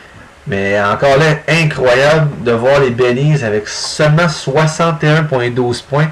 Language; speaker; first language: French; native; French